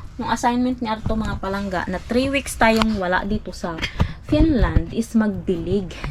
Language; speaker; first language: Filipino; non-native, local second language; Cebuano